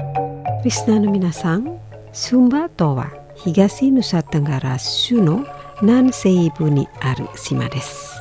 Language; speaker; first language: Japanese; non-native, fluent; Indonesian